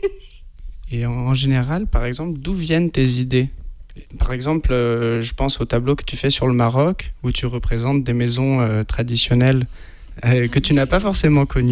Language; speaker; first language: French; native; French